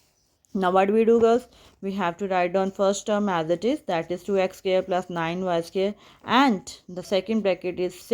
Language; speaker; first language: English; non-native, local second language; Urdu